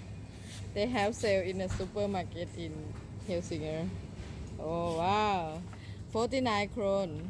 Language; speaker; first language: English; non-native, learner; Thai